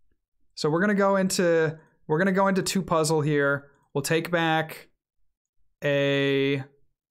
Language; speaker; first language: English; native; English